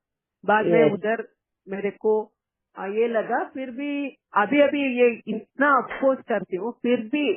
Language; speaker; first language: Hindi; non-native, local second language; Kannada